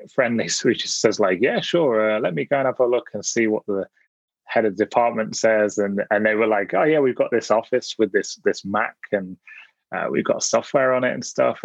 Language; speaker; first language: English; native; English